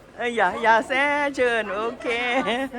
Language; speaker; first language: German; non-native, learner; Thai